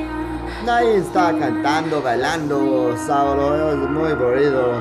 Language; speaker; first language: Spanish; early bilingual, heritage; Spanish